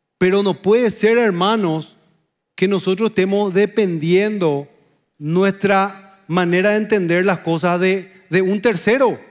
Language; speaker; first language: Spanish; native; Spanish